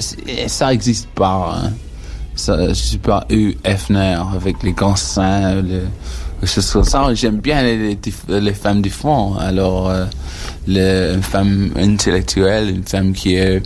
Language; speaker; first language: French; non-native, learner; English